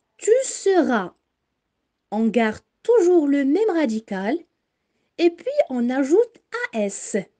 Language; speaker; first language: French; non-native, local second language; Arabic